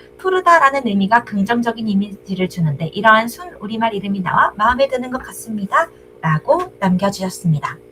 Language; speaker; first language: Korean; native; Korean